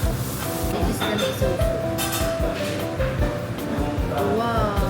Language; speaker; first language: English; non-native, local second language; Filipino